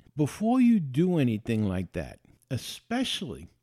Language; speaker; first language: English; native; English